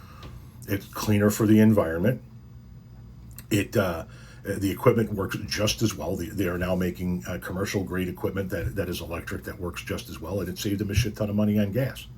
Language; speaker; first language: English; native; English